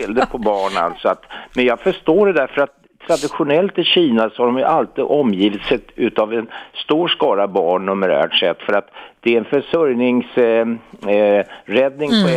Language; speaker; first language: Swedish; native; Swedish